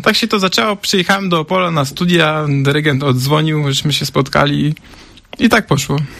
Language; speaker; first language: Polish; non-native, fluent; Ukrainian